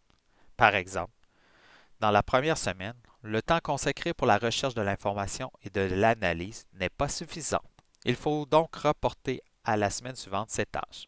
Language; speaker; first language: French; native; French